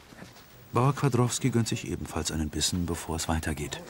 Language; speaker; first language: German; native; German